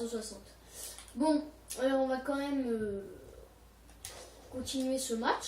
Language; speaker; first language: French; native; French